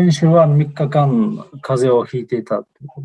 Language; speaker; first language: Japanese; non-native, fluent; Kyrgyz